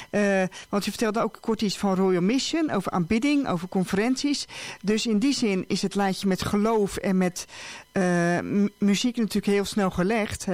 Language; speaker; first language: Dutch; native; Dutch